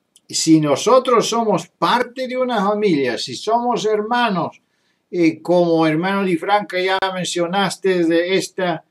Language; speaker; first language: Spanish; non-native, fluent; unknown